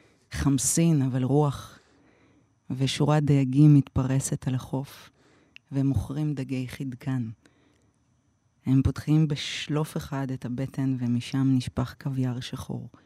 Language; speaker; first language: Hebrew; non-native, fluent; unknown